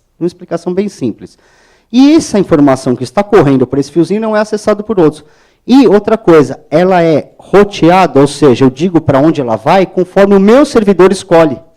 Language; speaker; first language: Portuguese; native; Portuguese